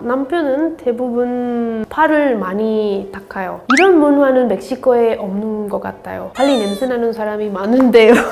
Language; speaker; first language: Korean; non-native, learner; Spanish